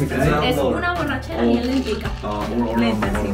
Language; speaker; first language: Spanish; native; Spanish